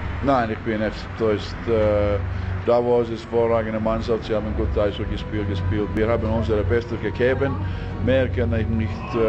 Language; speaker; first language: German; non-native, learner; Finnish